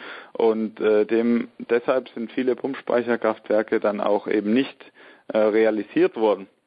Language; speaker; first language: German; native; German